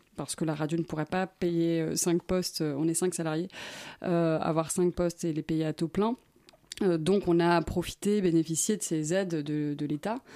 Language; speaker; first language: French; native; French